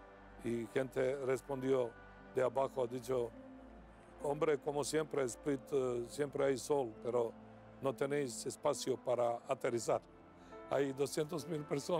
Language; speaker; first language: Spanish; non-native, fluent; Serbian